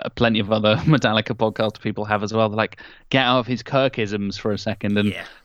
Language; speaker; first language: English; native; English